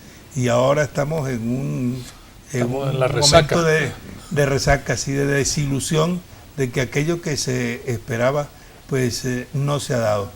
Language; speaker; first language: Spanish; native; Spanish